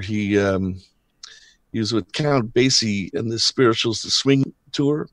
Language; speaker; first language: English; native; English